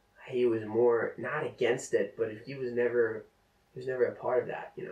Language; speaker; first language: English; non-native, fluent; Czech